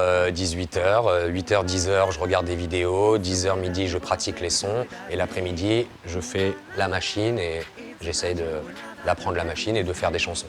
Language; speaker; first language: French; native; French